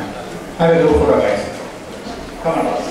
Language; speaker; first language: Telugu; native; Telugu